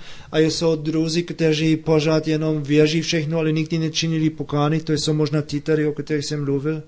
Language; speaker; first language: Czech; non-native, fluent; German